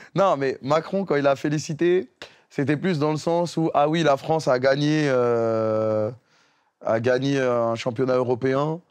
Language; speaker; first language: French; native; French